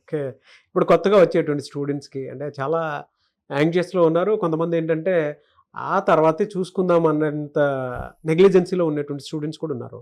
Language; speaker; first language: Telugu; native; Telugu